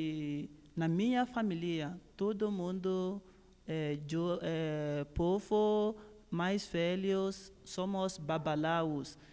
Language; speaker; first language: Portuguese; non-native, learner; Yoruba